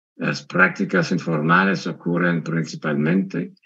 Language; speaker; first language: Spanish; non-native, fluent; French